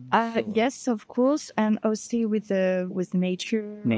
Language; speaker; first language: English; non-native, fluent; French